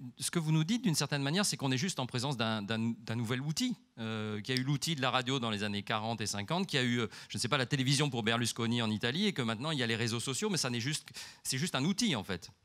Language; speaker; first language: French; native; French